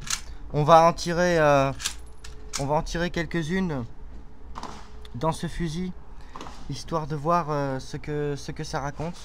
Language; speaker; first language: French; native; French